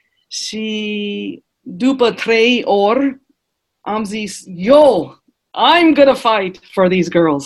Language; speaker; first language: English; native; English